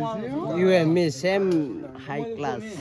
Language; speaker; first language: English; non-native, learner; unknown